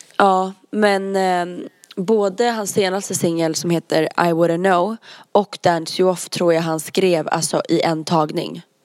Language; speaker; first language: Swedish; native; Swedish